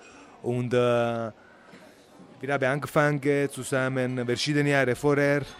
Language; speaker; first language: German; non-native, learner; Italian